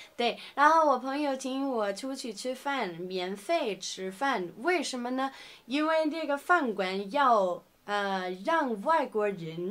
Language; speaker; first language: Chinese; non-native, learner; Norwegian